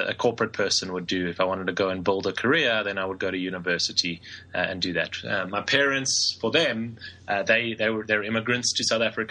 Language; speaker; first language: English; native; English